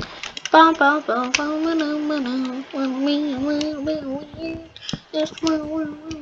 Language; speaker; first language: English; native; English